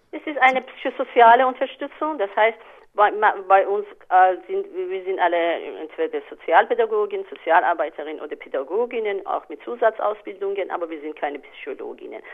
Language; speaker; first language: German; non-native, fluent; Persian